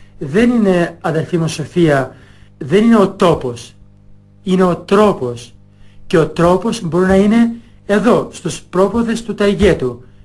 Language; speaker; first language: Greek; non-native, fluent; Albanian